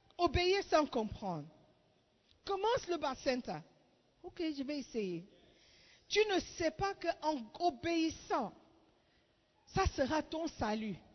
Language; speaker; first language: French; non-native, fluent; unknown